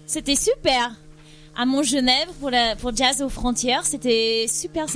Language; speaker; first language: French; non-native, fluent; English